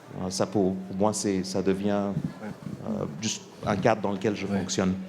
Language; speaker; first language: French; non-native, fluent; English